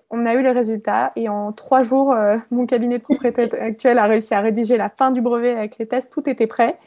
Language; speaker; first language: French; native; French